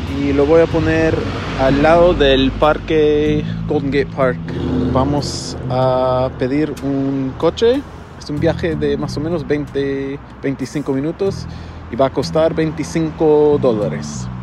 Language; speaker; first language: Spanish; non-native, fluent; English